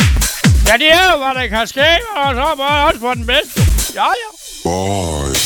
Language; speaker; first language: Danish; native; Danish